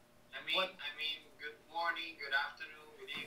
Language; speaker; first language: English; non-native, fluent; Portuguese